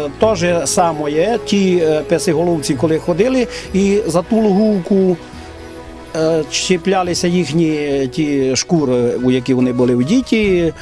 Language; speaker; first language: Ukrainian; native; Ukrainian